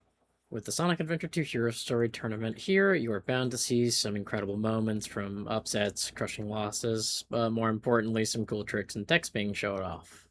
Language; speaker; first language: English; native; English